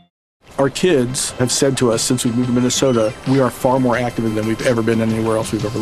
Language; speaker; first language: English; native; English